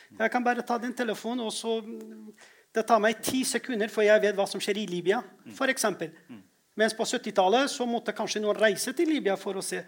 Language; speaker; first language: Norwegian; non-native, fluent; Kurdish